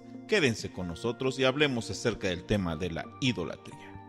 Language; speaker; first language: Spanish; native; Spanish